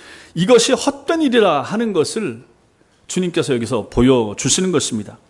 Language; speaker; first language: Korean; native; Korean